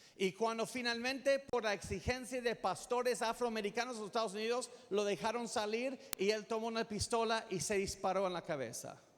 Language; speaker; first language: Spanish; non-native, fluent; English